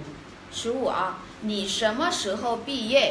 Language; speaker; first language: Chinese; non-native, fluent; Vietnamese